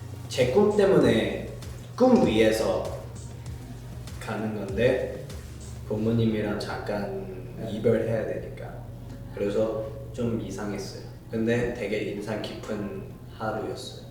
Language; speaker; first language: Korean; non-native, fluent; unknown